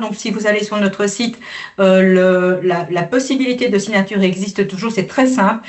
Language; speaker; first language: French; native; French